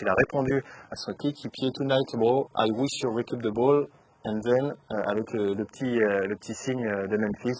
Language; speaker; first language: French; native; French